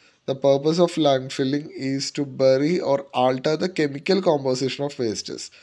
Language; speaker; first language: English; non-native, local second language; Malayalam